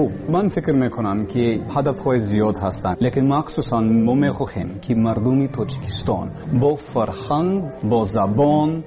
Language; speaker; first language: Persian; non-native, learner; English